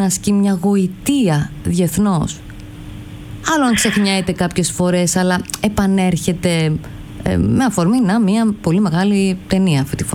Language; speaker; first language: Greek; native; Greek